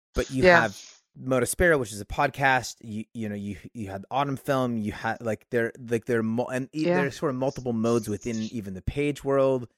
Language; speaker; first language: English; native; English